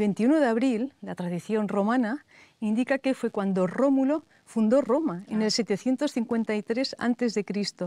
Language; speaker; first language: Spanish; non-native, local second language; Catalan